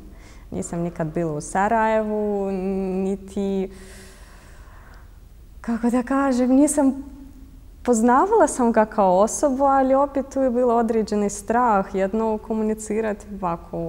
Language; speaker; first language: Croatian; non-native, fluent; Russian